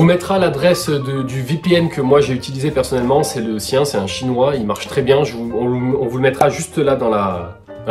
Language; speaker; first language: French; native; French